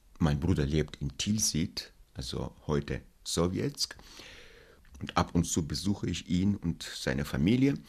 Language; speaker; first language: German; non-native, fluent; Russian